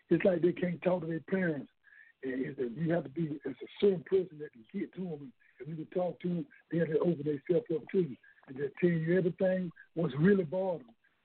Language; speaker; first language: English; native; English